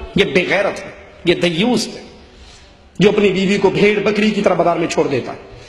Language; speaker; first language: Urdu; non-native, local second language; Punjabi